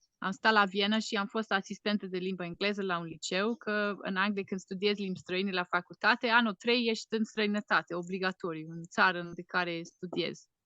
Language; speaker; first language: Romanian; non-native, fluent; English